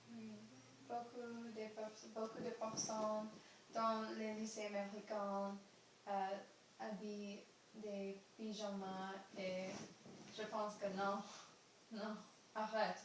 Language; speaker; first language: French; non-native, learner; English